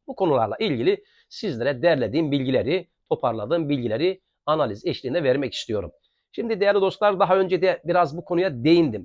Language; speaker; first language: Turkish; native; Turkish